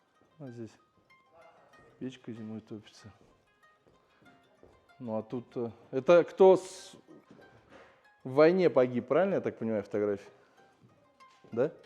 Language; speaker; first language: Russian; native; Russian